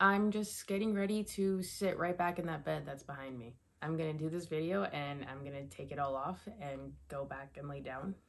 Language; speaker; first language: English; native; English